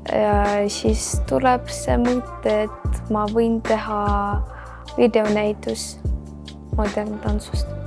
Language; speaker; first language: Estonian; non-native, local second language; Russian